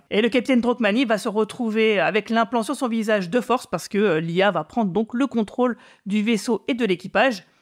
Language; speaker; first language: French; native; French